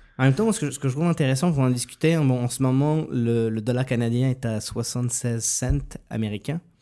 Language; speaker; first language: French; native; French